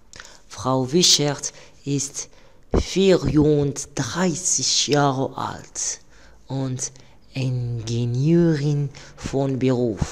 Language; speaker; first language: German; non-native, learner; Arabic